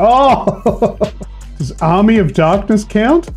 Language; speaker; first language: English; native; English